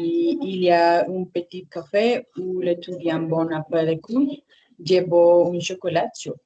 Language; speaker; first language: French; non-native, learner; Spanish